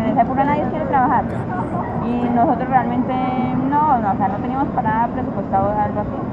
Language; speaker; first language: Spanish; native; Spanish